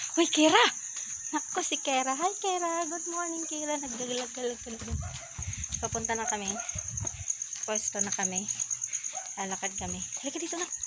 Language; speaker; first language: Filipino; native; Filipino